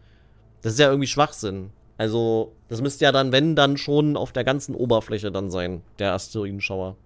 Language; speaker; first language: German; native; German